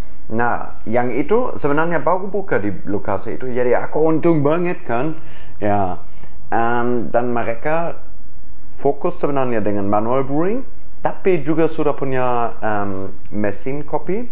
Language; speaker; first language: Indonesian; non-native, fluent; German